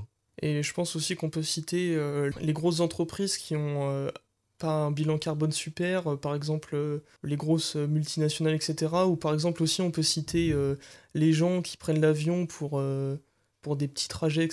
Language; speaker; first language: French; native; French